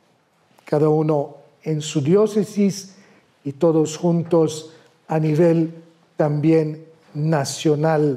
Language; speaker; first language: Spanish; non-native, fluent; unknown